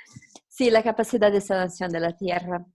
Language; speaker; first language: Spanish; non-native, fluent; Portuguese